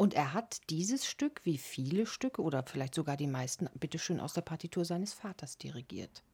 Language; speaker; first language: German; native; German